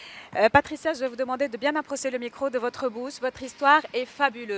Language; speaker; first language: French; native; French